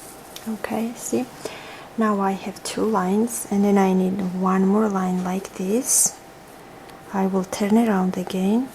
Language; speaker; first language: English; non-native, fluent; Georgian